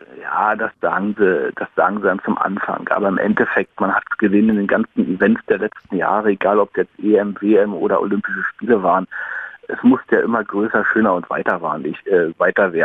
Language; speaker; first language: German; native; German